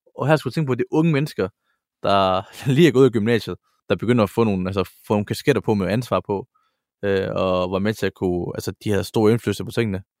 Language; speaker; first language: Danish; early bilingual, other home language; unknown